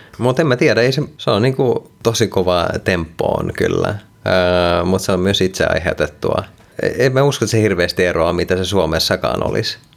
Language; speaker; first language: Finnish; non-native, local second language; Swedish